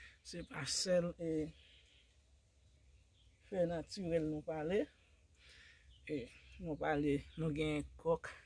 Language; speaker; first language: French; non-native, learner; Haitian Creole